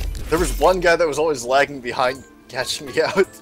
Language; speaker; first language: English; native; English